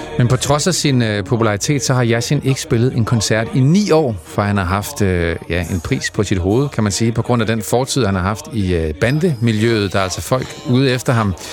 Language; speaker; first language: Danish; native; Danish